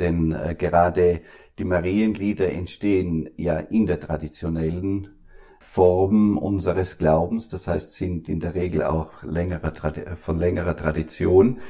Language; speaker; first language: German; native; German